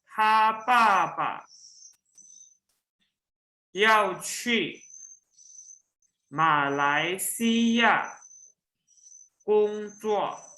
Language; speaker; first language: Chinese; non-native, local second language; Indonesian